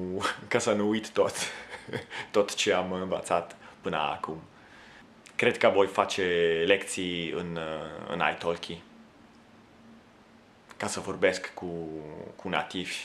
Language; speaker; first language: Romanian; non-native, fluent; Italian